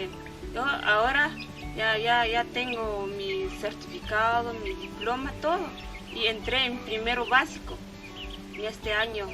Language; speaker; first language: Spanish; non-native, local second language; Kʼicheʼ